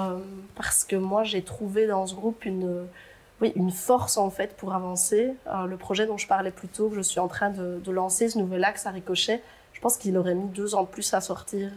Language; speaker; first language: French; native; French